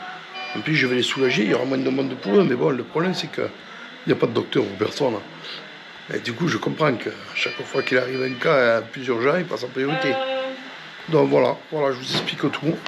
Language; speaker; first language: French; native; French